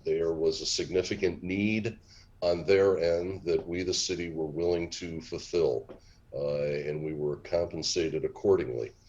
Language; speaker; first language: English; native; English